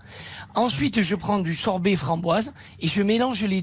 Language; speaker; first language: French; native; French